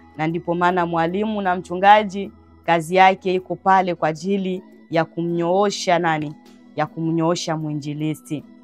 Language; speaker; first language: Swahili; non-native, local second language; Bembe